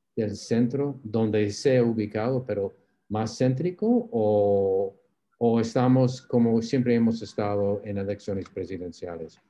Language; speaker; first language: Spanish; non-native, fluent; English